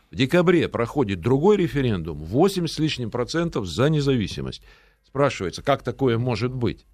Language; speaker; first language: Russian; native; Russian